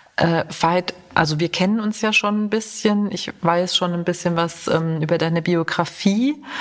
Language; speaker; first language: German; native; German